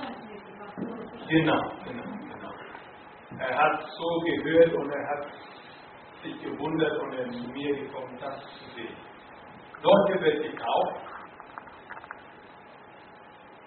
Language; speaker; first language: German; non-native, fluent; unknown